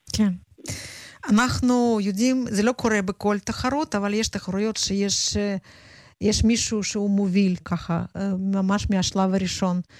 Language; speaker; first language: Hebrew; non-native, fluent; Russian